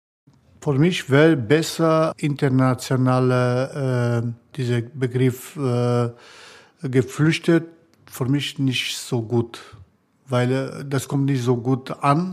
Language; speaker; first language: German; non-native, learner; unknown